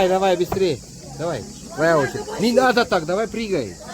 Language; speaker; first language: Russian; non-native, fluent; Urdu